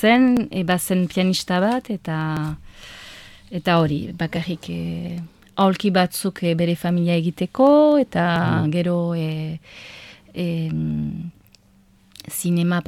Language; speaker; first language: Basque; non-native, local second language; French